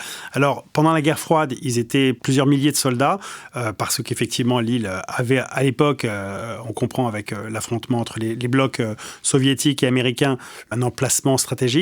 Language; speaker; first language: French; native; French